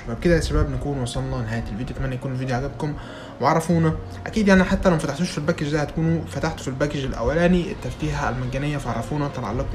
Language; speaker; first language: Arabic; native; Arabic